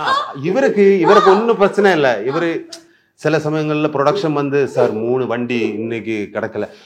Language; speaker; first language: Tamil; non-native, learner; Malayalam